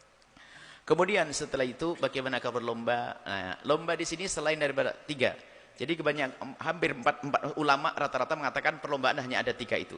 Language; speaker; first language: Indonesian; non-native, local second language; Javanese